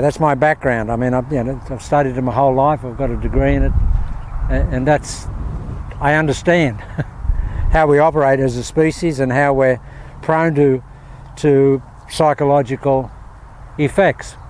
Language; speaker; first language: English; native; English